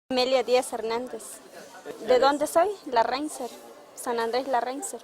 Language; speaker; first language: Spanish; non-native, local second language; Tzotzil